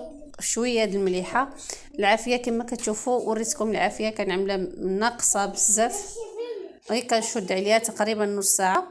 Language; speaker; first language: Arabic; native; Arabic